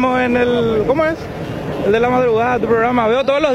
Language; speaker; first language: Spanish; native; Spanish